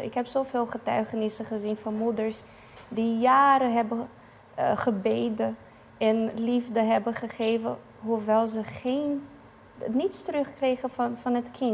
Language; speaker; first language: Dutch; non-native, fluent; Portuguese